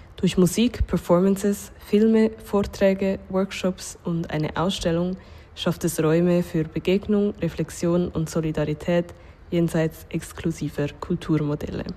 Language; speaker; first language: German; native; German